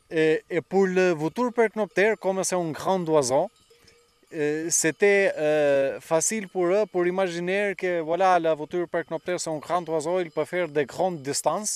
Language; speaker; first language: French; non-native, fluent; Albanian